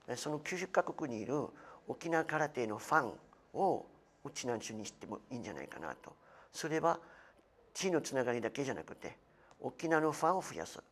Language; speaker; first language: Japanese; non-native, fluent; French